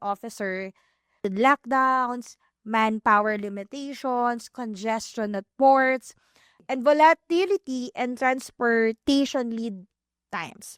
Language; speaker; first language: English; non-native, local second language; Filipino